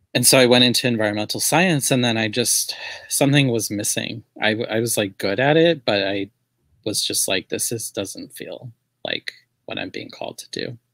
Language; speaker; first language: English; native; English